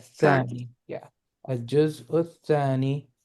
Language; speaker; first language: Arabic; non-native, fluent; English